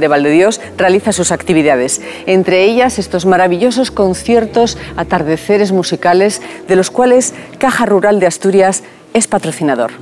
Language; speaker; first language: Spanish; native; Spanish